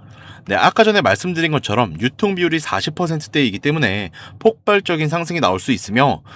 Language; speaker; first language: Korean; native; Korean